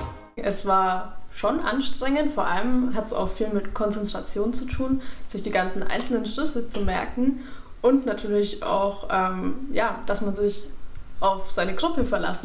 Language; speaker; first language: German; native; German